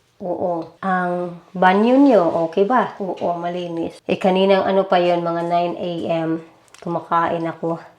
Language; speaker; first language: Filipino; native; Filipino